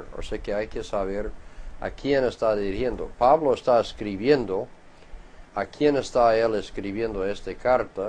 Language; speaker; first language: Spanish; non-native, fluent; English